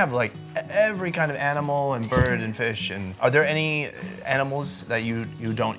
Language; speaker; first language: English; native; English